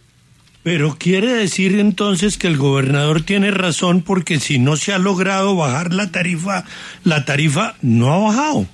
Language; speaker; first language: Spanish; native; Spanish